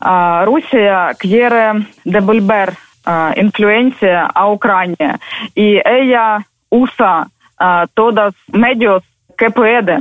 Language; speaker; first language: Spanish; non-native, fluent; Ukrainian